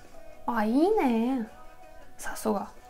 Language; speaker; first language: Japanese; non-native, learner; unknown